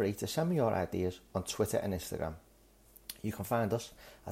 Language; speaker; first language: English; native; English